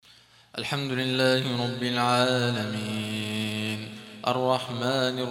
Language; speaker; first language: Arabic; native; Arabic